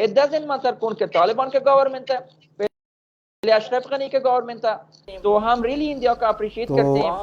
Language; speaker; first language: Hindi; non-native, fluent; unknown